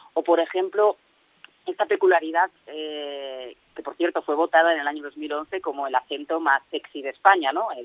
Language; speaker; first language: Spanish; native; Spanish